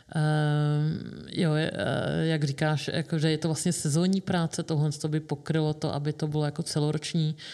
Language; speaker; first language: Czech; native; Czech